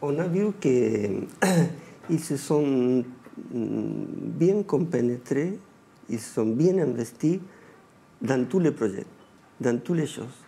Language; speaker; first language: French; non-native, fluent; Spanish